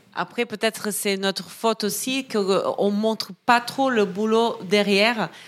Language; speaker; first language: French; non-native, fluent; Portuguese